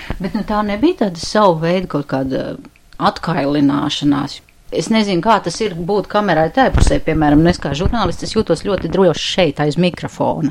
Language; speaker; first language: Latvian; native; Latvian